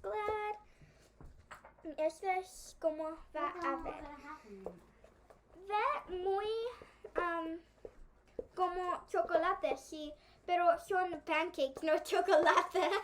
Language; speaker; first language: Spanish; early bilingual, heritage; Spanish